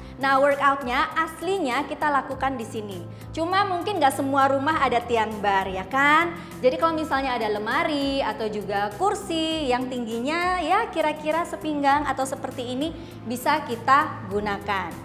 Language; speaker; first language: Indonesian; native; Indonesian